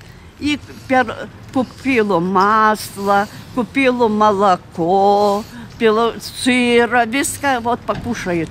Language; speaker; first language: Russian; non-native, learner; Lithuanian